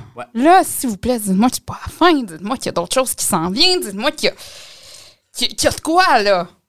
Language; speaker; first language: French; native; French